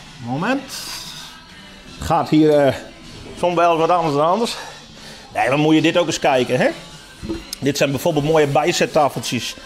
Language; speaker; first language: Dutch; non-native, local second language; Western Frisian